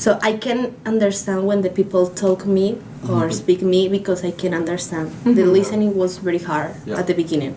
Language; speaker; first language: English; non-native, learner; Spanish